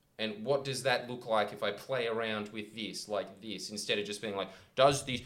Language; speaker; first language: English; native; English